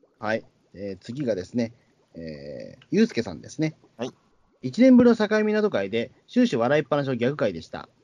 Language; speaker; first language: Japanese; native; Japanese